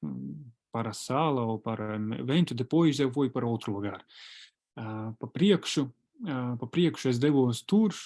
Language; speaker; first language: Portuguese; non-native, fluent; Latvian